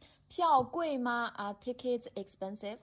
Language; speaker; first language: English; non-native, fluent; Chinese